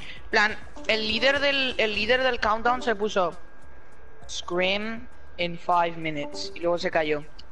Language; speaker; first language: Spanish; early bilingual, heritage; Spanish